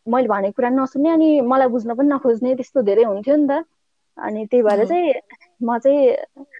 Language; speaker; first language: Nepali; native; Nepali